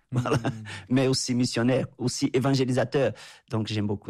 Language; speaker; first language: French; non-native, fluent; Portuguese